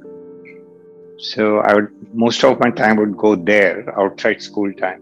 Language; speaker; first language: English; non-native, local second language; Hindi